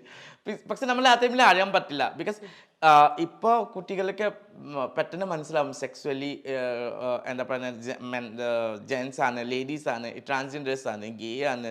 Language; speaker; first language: Malayalam; non-native, local second language; Assamese